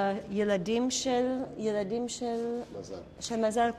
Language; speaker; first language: Hebrew; native; Hebrew